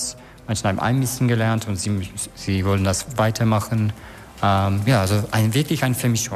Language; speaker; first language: German; non-native, learner; Turkish